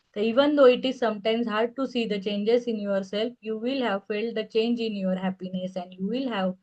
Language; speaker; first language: English; non-native, local second language; Marathi